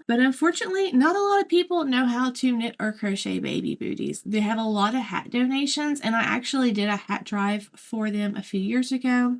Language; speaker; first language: English; native; English